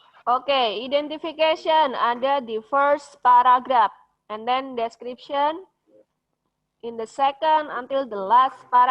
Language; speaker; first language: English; non-native, fluent; Indonesian